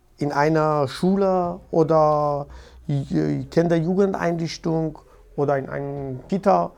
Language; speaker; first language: German; non-native, fluent; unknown